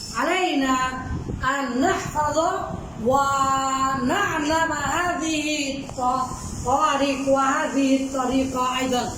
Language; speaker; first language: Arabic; non-native, fluent; Bangla